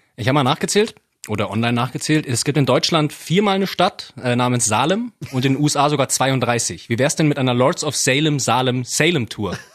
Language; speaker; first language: German; native; German